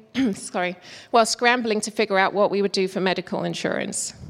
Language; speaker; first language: English; native; English